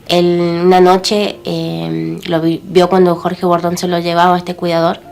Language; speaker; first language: Spanish; native; Spanish